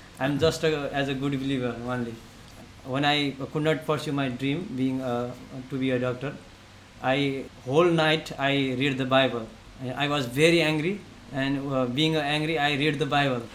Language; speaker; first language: English; non-native, local second language; Nepali